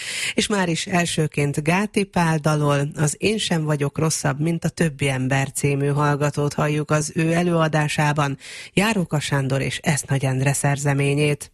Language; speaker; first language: Hungarian; native; Hungarian